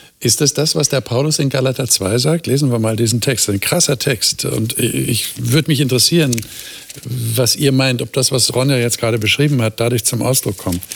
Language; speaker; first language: German; native; German